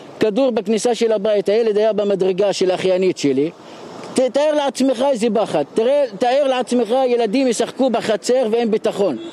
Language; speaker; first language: Hebrew; non-native, local second language; Arabic